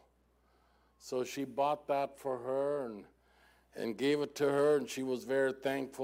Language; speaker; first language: English; non-native, fluent; German